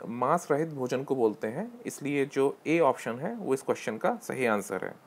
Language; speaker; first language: Hindi; native; Hindi